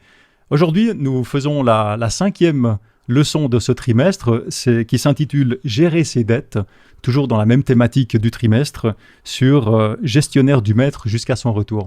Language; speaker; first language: French; native; French